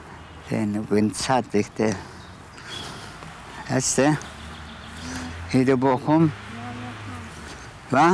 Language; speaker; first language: Swedish; non-native, fluent; Polish